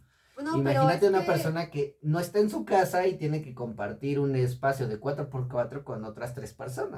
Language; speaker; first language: Spanish; native; Spanish